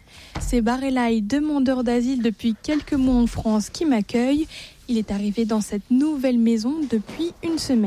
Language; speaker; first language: French; native; French